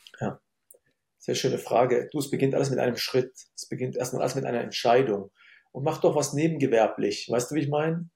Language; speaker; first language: German; early bilingual, other home language; Arabic